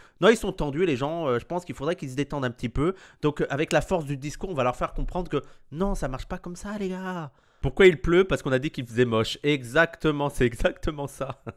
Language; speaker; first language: French; native; French